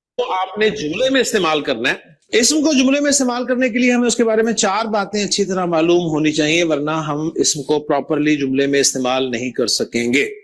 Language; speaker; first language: Urdu; native; Urdu